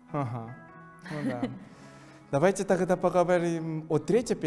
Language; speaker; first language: Russian; non-native, fluent; Korean